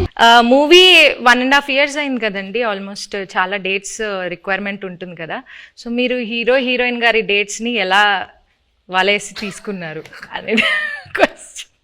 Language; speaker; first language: Telugu; native; Telugu